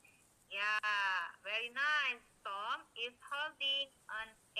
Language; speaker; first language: English; non-native, learner; Indonesian